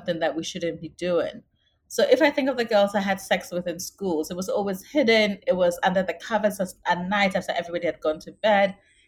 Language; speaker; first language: English; non-native, local second language; Akan